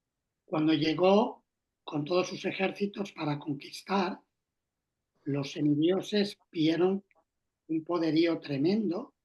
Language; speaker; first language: Spanish; native; Spanish